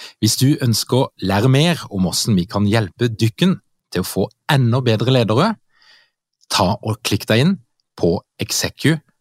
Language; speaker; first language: Norwegian; native; Norwegian